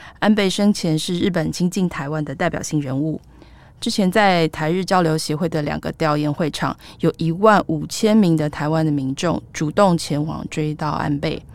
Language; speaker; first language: Chinese; native; Chinese